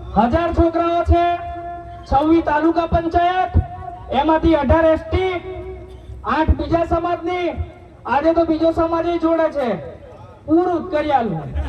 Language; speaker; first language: Gujarati; non-native, local second language; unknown